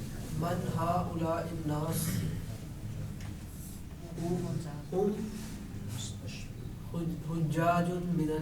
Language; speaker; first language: Arabic; non-native, learner; Urdu